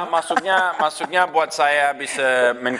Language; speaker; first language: Indonesian; non-native, learner; English